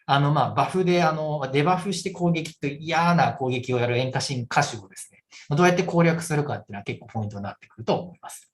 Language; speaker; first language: Japanese; native; Japanese